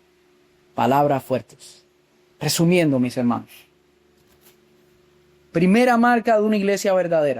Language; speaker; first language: Spanish; native; Spanish